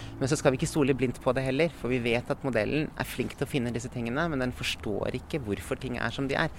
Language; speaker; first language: Norwegian; native; Norwegian